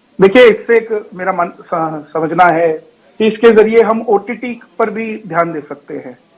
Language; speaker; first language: Hindi; native; Hindi